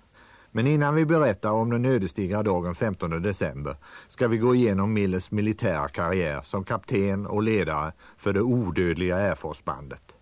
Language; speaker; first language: Swedish; native; Swedish